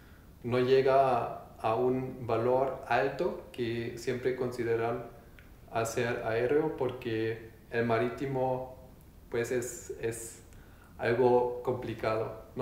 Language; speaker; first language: Spanish; non-native, learner; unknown